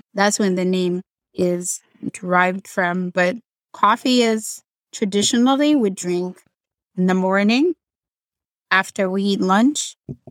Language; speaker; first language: English; non-native, fluent; Amharic